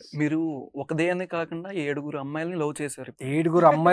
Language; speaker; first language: Telugu; native; Telugu